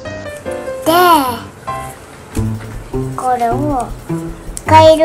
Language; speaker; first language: Japanese; native; Japanese